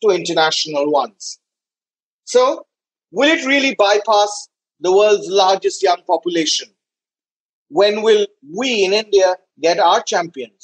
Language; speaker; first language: English; non-native, local second language; Bangla